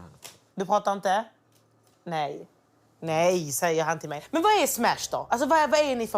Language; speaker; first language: Swedish; native; Swedish